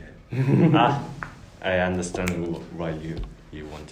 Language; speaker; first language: English; non-native, learner; Japanese